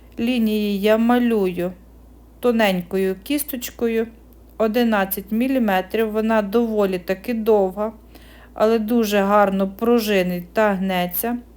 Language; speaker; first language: Ukrainian; native; Ukrainian